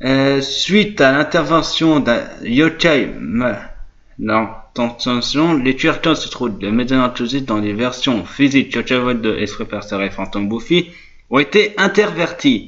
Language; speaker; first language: French; native; French